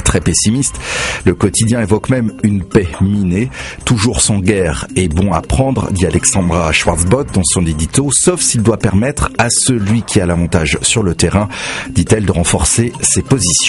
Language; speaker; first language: French; native; French